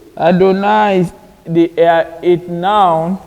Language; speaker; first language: Swedish; non-native, fluent; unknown